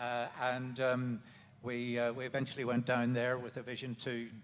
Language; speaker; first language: English; native; English